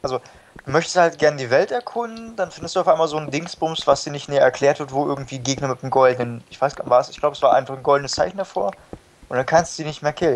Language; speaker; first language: German; native; German